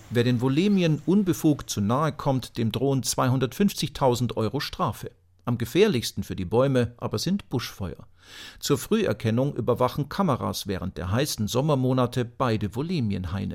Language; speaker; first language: German; native; German